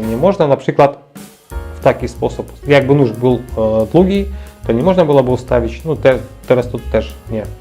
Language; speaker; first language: Polish; non-native, learner; Ukrainian